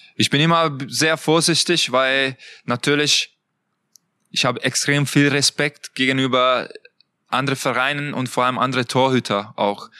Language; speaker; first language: German; non-native, fluent; Hungarian